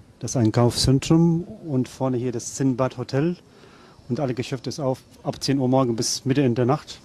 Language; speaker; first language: German; non-native, fluent; Arabic